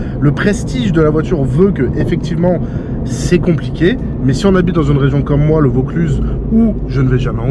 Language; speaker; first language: French; native; French